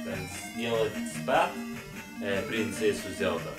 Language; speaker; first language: Russian; non-native, learner; English